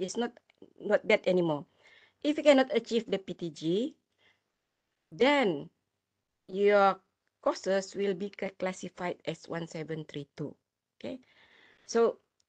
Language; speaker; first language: English; non-native, local second language; Malay